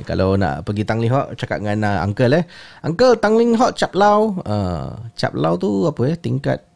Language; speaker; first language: Malay; native; Malay